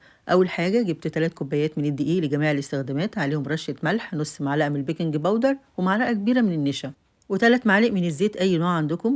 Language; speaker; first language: Arabic; native; Arabic